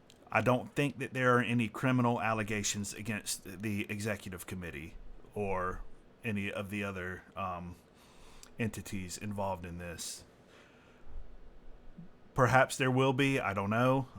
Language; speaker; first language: English; native; English